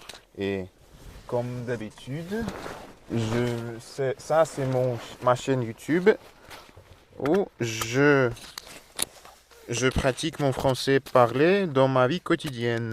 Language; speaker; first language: French; non-native, learner; Russian